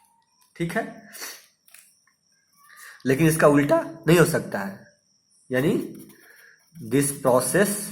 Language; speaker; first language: Hindi; native; Hindi